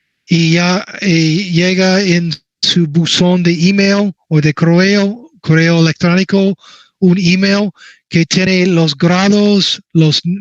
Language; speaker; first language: Spanish; non-native, learner; English